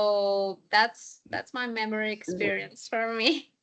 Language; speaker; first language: English; non-native, fluent; Spanish